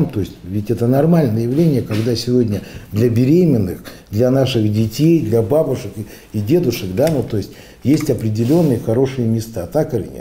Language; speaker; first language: Russian; native; Russian